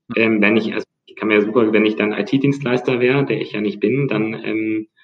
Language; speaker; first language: German; native; German